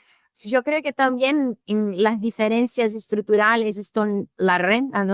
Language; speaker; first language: Spanish; non-native, fluent; Portuguese